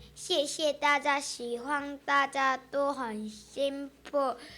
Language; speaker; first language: Chinese; early bilingual, heritage; Chinese